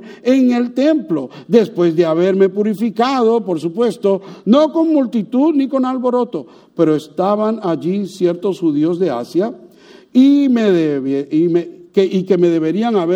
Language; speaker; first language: Spanish; native; Spanish